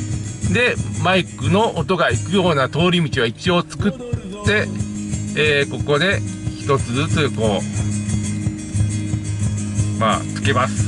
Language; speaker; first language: Japanese; native; Japanese